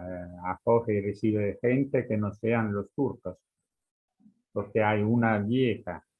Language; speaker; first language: Spanish; non-native, fluent; Italian